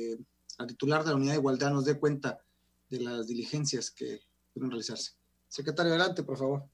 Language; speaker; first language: Spanish; native; Spanish